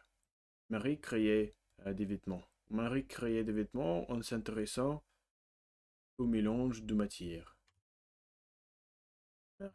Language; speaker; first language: French; non-native, learner; Russian